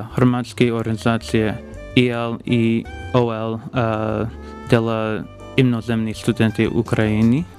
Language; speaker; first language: Ukrainian; non-native, learner; English